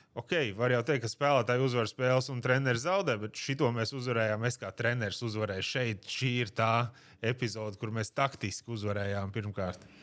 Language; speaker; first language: Latvian; native; Latvian